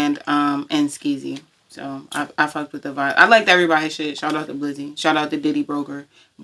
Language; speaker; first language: English; native; English